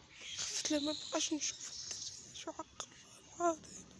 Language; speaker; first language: Arabic; native; Arabic